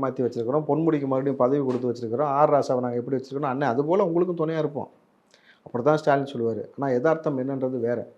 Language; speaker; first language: Tamil; native; Tamil